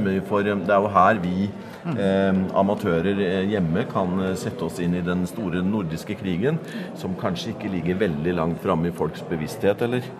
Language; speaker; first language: Norwegian; native; Norwegian